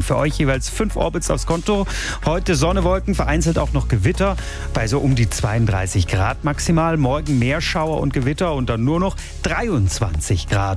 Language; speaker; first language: German; native; German